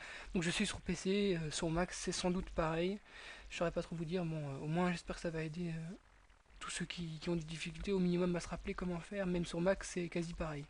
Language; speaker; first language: French; native; French